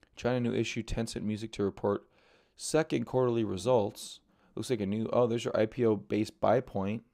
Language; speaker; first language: English; native; English